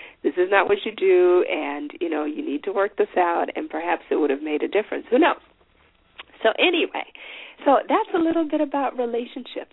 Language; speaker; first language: English; non-native, local second language; Shona